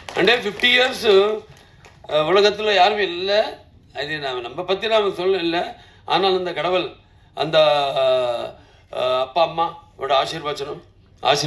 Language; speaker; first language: Tamil; non-native, learner; Telugu